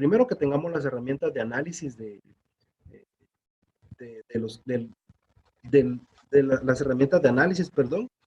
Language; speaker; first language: Spanish; native; Spanish